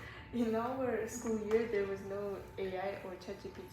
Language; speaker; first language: English; non-native, learner; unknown